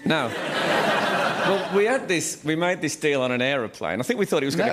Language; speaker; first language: English; native; English